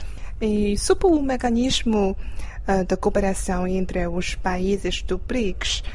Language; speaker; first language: Portuguese; non-native, fluent; Chinese